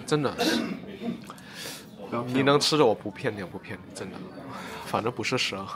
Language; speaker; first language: Chinese; non-native, fluent; Indonesian